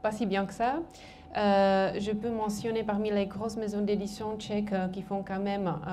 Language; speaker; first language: French; non-native, fluent; Czech